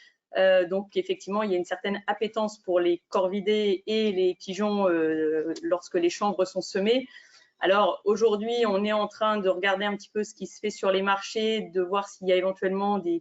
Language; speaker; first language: French; native; French